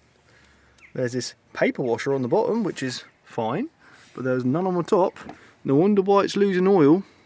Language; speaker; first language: English; native; English